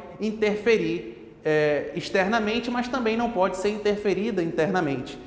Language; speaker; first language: Portuguese; native; Portuguese